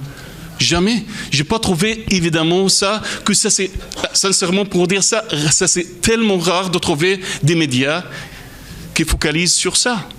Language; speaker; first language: French; non-native, fluent; Arabic